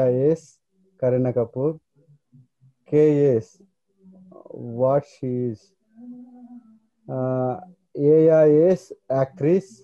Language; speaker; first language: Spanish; non-native, learner; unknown